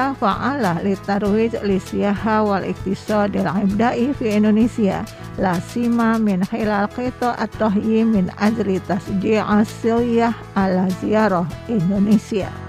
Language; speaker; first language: Arabic; non-native, fluent; Indonesian